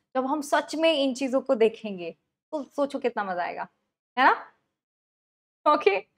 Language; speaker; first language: Hindi; native; Hindi